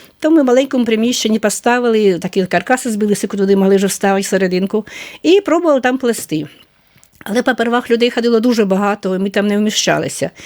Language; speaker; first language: Ukrainian; native; Ukrainian